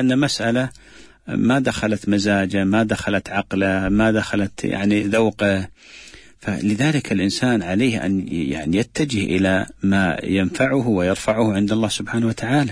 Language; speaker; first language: Arabic; native; Arabic